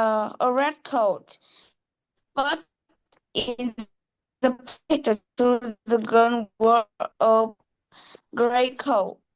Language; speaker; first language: English; non-native, learner; Vietnamese